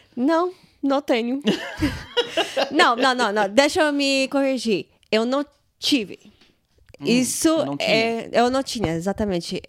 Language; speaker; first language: Portuguese; non-native, fluent; Russian